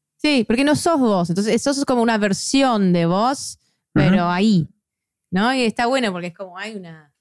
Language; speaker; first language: Spanish; non-native, fluent; English